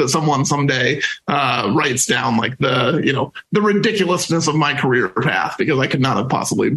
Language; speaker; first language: English; native; English